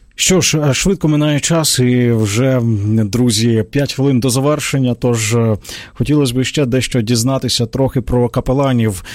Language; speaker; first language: Ukrainian; native; Ukrainian